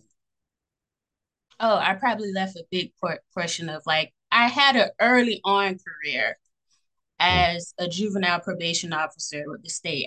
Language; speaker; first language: English; native; English